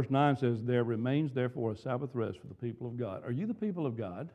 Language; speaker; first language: English; native; English